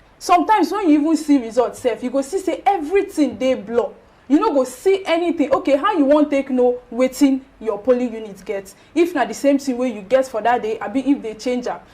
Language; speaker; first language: Nigerian Pidgin; native; Nigerian Pidgin